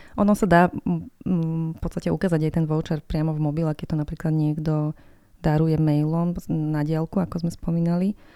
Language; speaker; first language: Slovak; native; Slovak